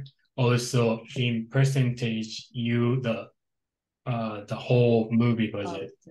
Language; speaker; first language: English; non-native, local second language; Japanese